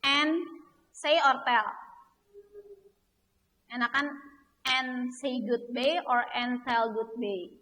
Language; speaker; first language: English; non-native, learner; Indonesian